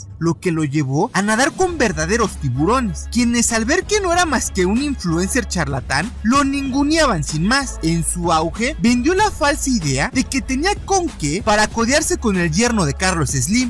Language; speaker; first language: Spanish; native; Spanish